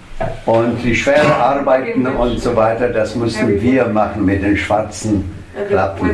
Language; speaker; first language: German; non-native, fluent; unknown